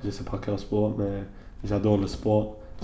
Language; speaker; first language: French; non-native, learner; English